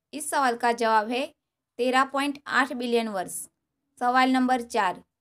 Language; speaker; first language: Hindi; non-native, local second language; Gujarati